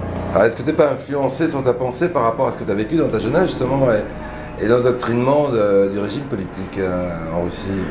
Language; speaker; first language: French; native; French